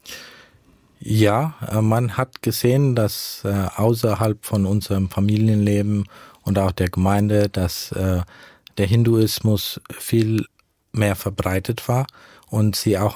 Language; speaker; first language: German; early bilingual, heritage; German